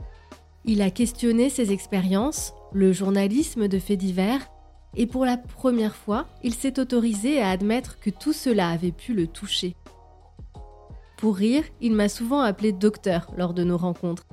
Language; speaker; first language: French; native; French